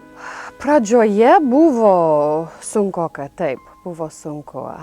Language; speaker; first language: Lithuanian; non-native, fluent; English